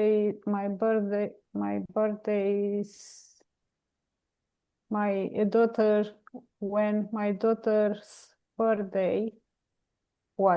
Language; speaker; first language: English; non-native, learner; Romanian